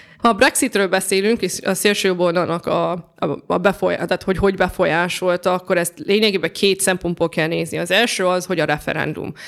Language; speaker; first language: Hungarian; early bilingual, heritage; Hungarian